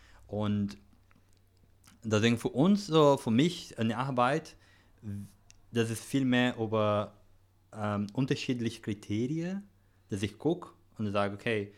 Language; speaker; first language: German; non-native, learner; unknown